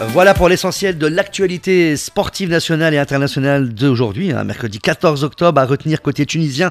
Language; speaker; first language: French; non-native, local second language; Arabic